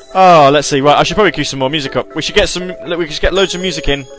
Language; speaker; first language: English; native; English